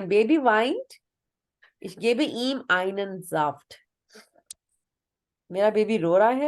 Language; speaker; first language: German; non-native, fluent; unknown